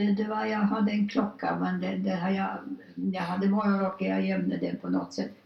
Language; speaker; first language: Swedish; non-native, fluent; Polish